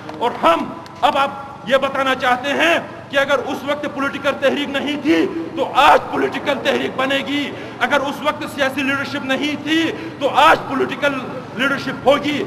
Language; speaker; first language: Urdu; non-native, local second language; Shina